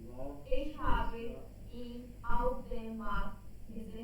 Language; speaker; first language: German; non-native, learner; Hindi